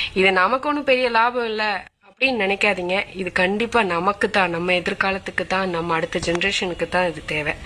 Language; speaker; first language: Tamil; non-native, local second language; Malayalam